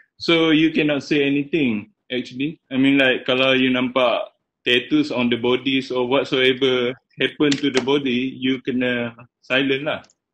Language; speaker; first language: English; non-native, local second language; Malay